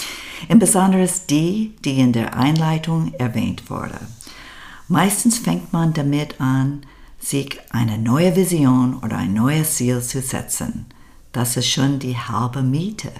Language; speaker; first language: German; non-native, learner; English